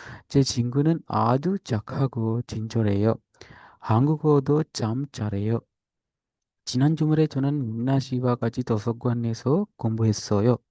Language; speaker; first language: Korean; non-native, fluent; Sinhala